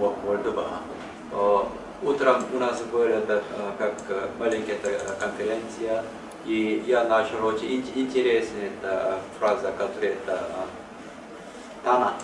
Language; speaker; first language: Russian; non-native, learner; Korean